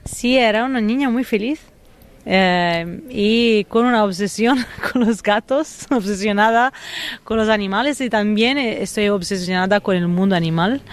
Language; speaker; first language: Spanish; non-native, fluent; Italian